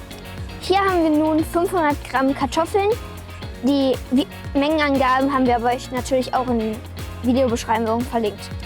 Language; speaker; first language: German; native; German